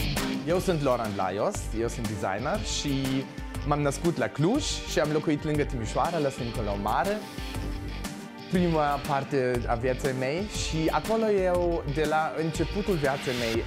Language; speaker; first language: Romanian; non-native, local second language; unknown